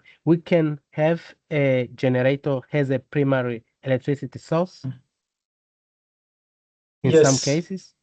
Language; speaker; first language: English; non-native, learner; Portuguese